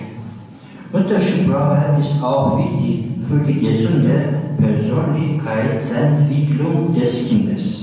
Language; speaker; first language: German; non-native, learner; Turkish